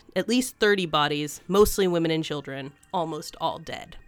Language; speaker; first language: English; native; English